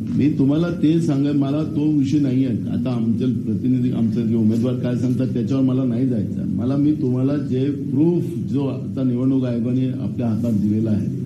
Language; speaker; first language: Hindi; non-native, local second language; Marathi